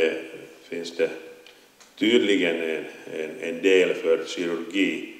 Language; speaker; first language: Swedish; non-native, local second language; Finnish